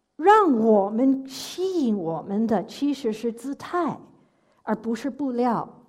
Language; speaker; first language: Chinese; non-native, fluent; English